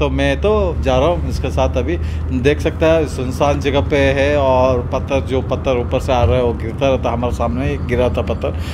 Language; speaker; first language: Hindi; non-native, local second language; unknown